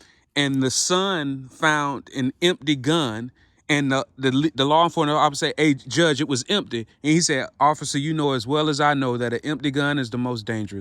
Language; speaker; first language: English; native; English